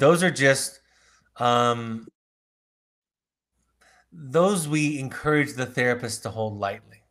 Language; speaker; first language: English; native; English